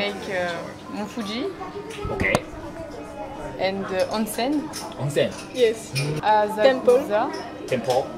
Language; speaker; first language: English; non-native, learner; French